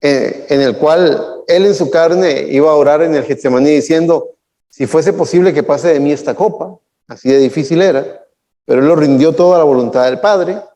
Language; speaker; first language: Spanish; native; Spanish